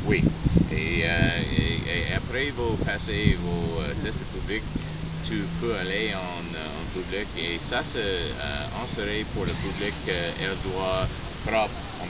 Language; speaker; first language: French; non-native, local second language; English